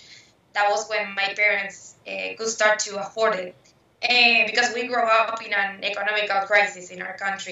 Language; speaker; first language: English; non-native, fluent; Spanish